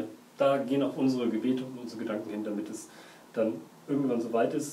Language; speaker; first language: German; native; German